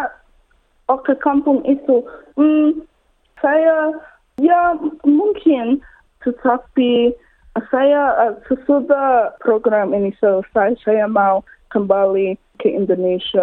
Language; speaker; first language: Indonesian; non-native, learner; English